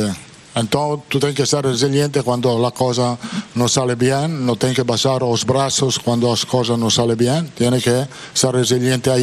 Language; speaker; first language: Portuguese; non-native, fluent; Italian